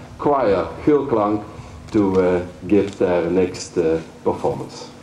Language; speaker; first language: English; non-native, fluent; Dutch